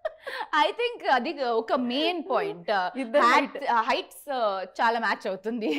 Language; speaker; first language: Telugu; non-native, learner; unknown